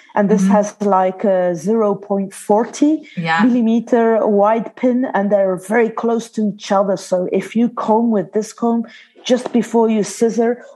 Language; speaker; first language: English; non-native, fluent; Dutch